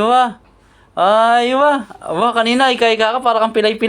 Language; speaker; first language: Filipino; native; Filipino